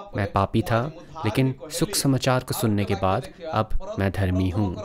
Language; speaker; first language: Hindi; non-native, local second language; Odia